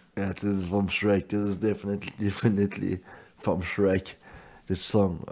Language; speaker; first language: English; non-native, learner; German